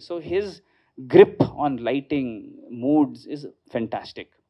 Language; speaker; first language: English; non-native, local second language; Telugu